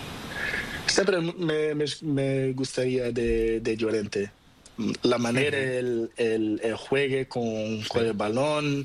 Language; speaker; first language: Spanish; non-native, learner; Portuguese